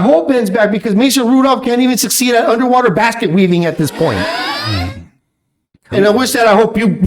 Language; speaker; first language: English; native; English